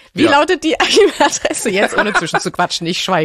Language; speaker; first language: German; native; German